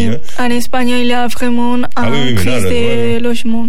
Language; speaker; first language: French; non-native, learner; Spanish